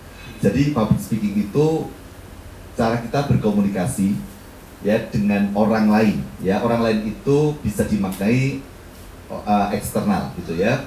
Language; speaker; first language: Indonesian; native; Indonesian